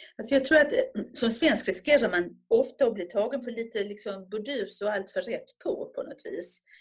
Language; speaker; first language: Swedish; native; Swedish